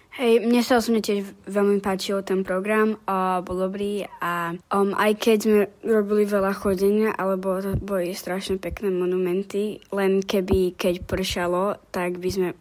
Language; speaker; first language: Slovak; early bilingual, heritage; Slovak